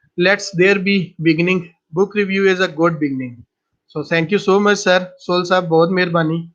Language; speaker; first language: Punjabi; native; Punjabi